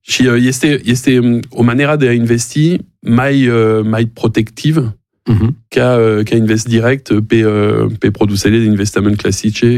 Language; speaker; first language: Romanian; non-native, learner; French